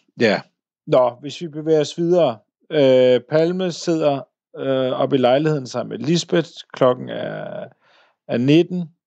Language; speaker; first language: Danish; native; Danish